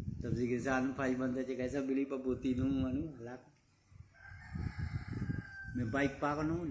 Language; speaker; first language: Filipino; non-native, learner; Punjabi